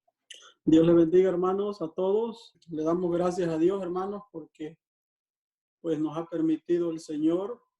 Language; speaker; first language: Spanish; native; Spanish